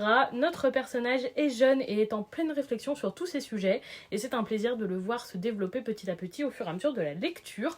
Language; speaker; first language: French; native; French